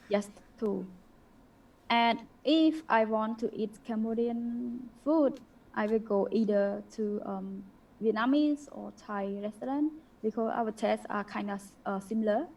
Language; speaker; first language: English; non-native, learner; Khmer